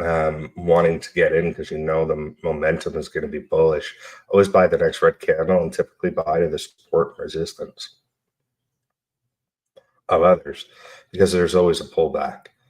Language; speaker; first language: English; native; English